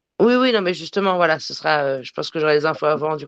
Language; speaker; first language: French; native; French